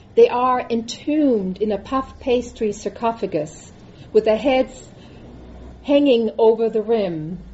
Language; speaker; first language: English; non-native, fluent; German